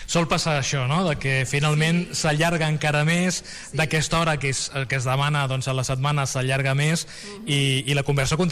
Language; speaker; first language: Catalan; native; Catalan